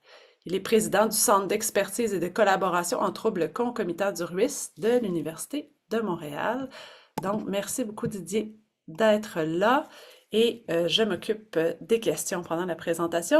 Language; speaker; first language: French; native; French